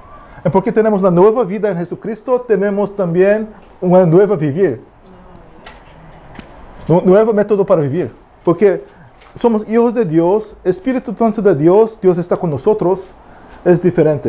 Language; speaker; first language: Spanish; non-native, learner; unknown